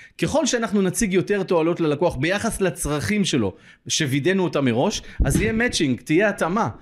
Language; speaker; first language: Hebrew; native; Hebrew